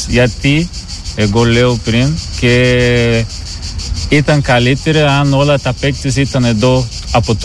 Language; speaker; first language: Greek; non-native, learner; Portuguese